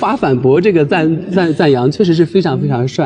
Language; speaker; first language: Chinese; native; Chinese